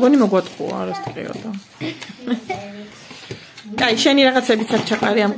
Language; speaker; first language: Georgian; native; Georgian